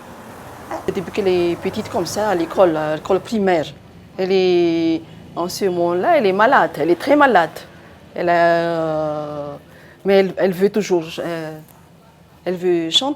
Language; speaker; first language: French; non-native, local second language; Malagasy